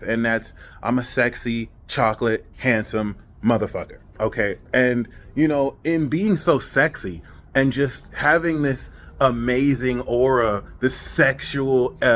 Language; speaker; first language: English; native; English